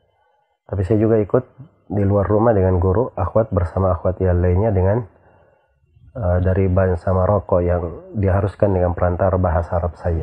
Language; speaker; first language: Indonesian; native; Indonesian